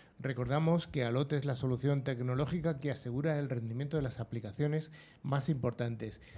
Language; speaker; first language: Spanish; native; Spanish